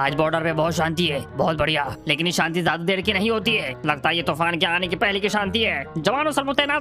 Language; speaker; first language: Hindi; native; Hindi